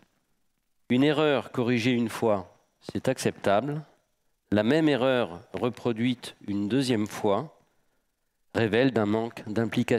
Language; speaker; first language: French; native; French